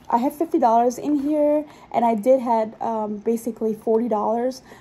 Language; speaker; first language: English; non-native, local second language; Urdu